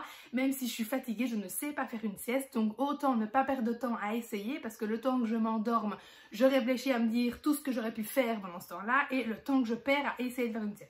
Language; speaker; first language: French; native; French